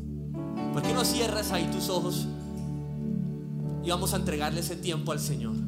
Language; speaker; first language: Spanish; native; Spanish